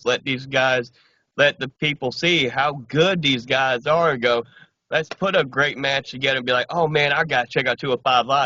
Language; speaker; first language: English; native; English